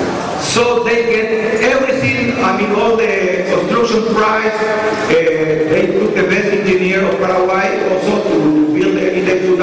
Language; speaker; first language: English; non-native, fluent; Spanish